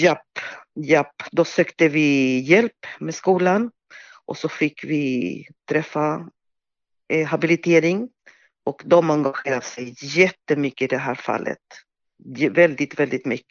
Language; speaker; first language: Swedish; non-native, fluent; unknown